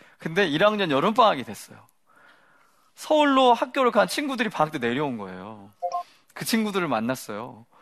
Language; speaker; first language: Korean; native; Korean